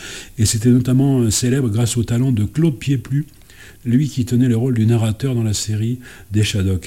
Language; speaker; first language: French; native; French